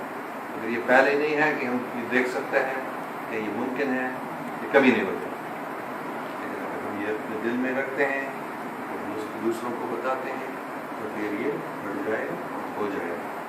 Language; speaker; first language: Hindi; non-native, local second language; English